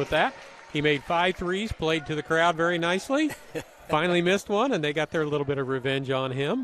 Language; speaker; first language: English; native; English